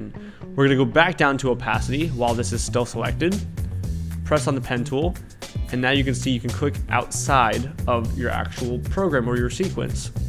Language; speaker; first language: English; native; English